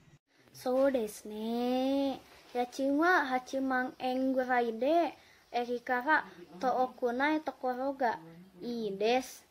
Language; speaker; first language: Japanese; non-native, learner; Indonesian